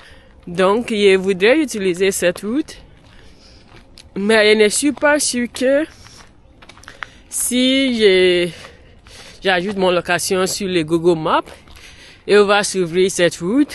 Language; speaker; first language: French; non-native, learner; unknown